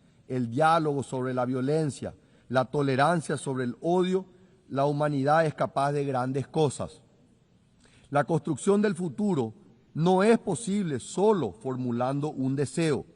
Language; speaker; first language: Spanish; native; Spanish